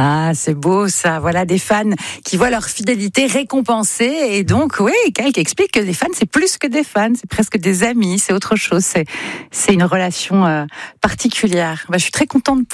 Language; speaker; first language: French; native; French